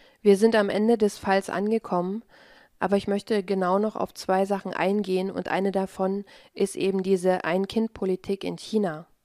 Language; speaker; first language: German; native; German